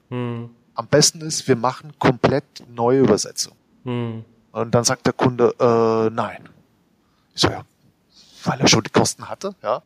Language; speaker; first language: German; native; German